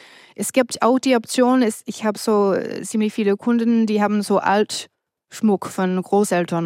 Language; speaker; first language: German; non-native, fluent; English